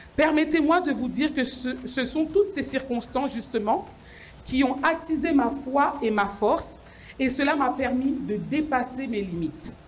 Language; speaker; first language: French; early bilingual, other home language; Lingala